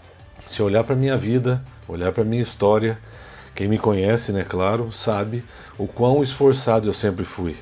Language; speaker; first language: Portuguese; native; Portuguese